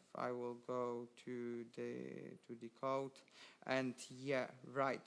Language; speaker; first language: English; non-native, fluent; Polish